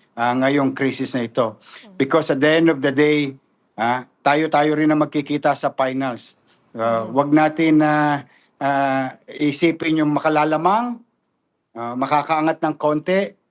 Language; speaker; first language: Filipino; native; Filipino